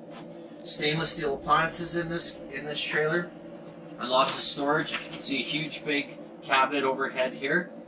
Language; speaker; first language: English; native; English